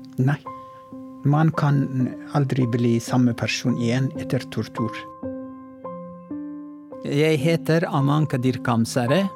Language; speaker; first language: Norwegian; non-native, learner; Oromo